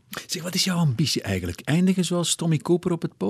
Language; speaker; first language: Dutch; native; Dutch